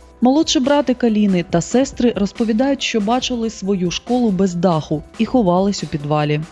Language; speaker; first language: Ukrainian; native; Ukrainian